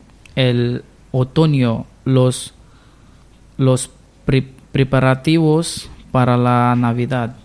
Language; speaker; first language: Spanish; non-native, learner; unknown